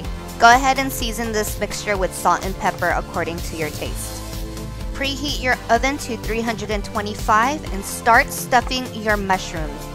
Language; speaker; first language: English; native; English